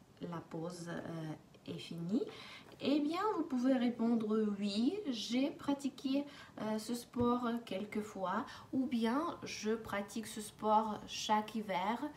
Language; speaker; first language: French; non-native, fluent; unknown